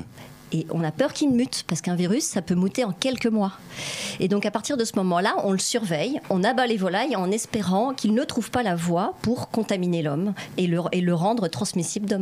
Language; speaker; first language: French; native; French